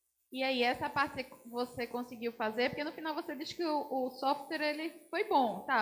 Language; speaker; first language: Portuguese; native; Portuguese